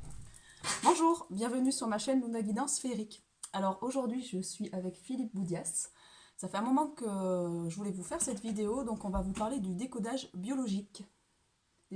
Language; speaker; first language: French; native; French